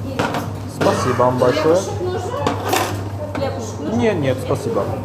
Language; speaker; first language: Russian; non-native, learner; German